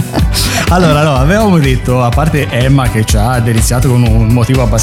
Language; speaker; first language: Italian; native; Italian